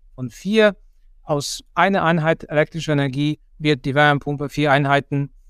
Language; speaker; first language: German; non-native, fluent; Polish